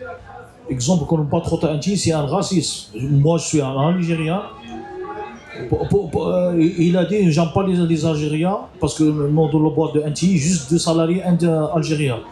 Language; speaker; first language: French; non-native, learner; Arabic